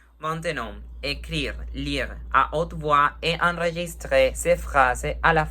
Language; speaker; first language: French; non-native, learner; Spanish